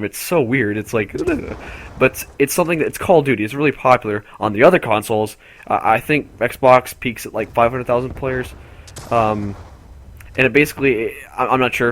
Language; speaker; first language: English; native; English